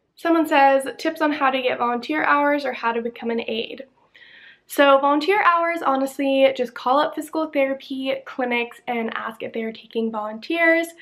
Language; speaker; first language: English; native; English